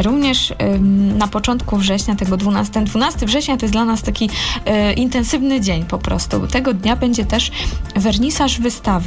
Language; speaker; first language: Polish; native; Polish